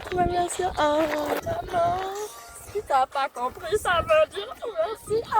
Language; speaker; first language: French; native; French